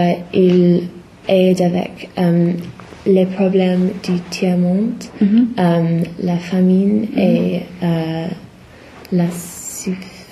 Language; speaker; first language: French; non-native, learner; English